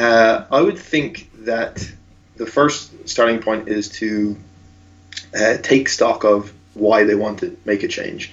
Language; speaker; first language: English; native; English